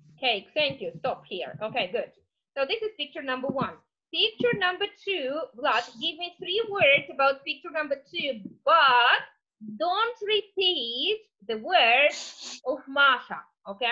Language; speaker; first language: English; non-native, fluent; Russian